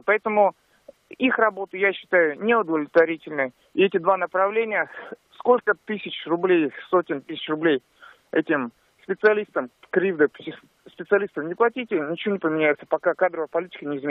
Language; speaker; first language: Russian; native; Russian